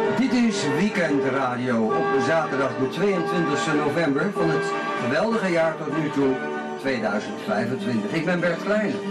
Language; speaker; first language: Dutch; native; Dutch